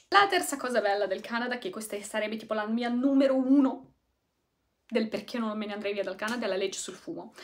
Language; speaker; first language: Italian; native; Italian